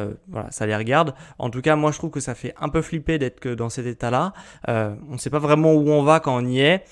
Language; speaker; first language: French; native; French